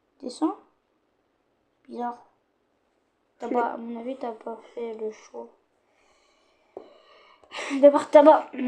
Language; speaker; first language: French; native; French